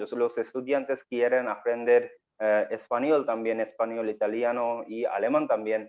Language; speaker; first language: Spanish; non-native, learner; Bangla